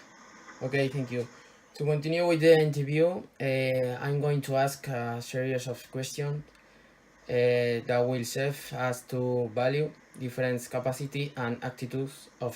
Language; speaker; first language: English; non-native, learner; Spanish